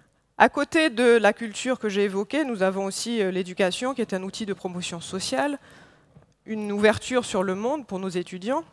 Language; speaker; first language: French; non-native, local second language; Haitian Creole